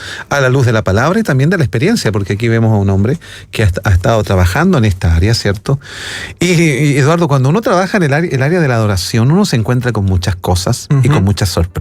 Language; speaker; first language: Spanish; native; Spanish